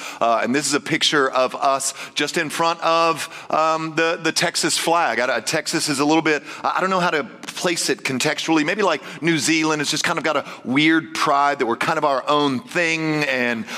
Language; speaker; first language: English; native; English